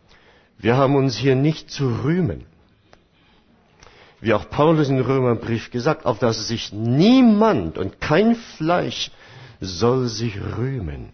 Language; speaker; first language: German; non-native, fluent; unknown